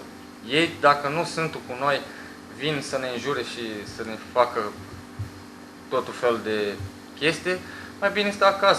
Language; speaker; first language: Romanian; non-native, fluent; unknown